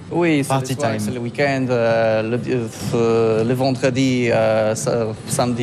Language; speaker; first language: French; non-native, learner; Polish